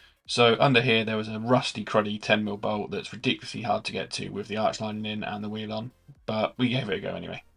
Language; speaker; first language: English; native; English